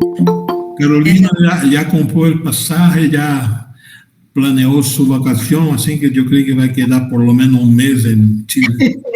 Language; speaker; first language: Spanish; non-native, fluent; Portuguese